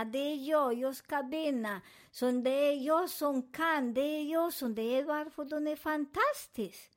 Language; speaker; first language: Swedish; non-native, learner; Spanish